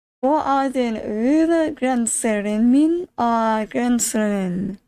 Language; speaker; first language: Norwegian; non-native, learner; English